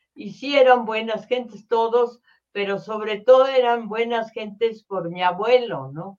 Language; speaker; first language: Spanish; early bilingual, other home language; French